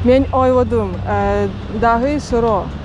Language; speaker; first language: Kyrgyz; non-native, learner; Russian